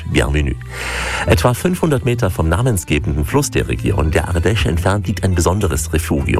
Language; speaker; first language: German; native; German